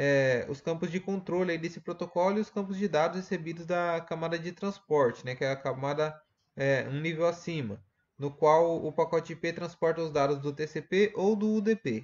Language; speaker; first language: Portuguese; native; Portuguese